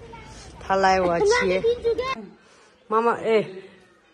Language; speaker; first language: Chinese; non-native, learner; Nepali